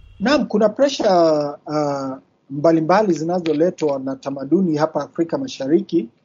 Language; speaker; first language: Swahili; non-native, local second language; Kikuyu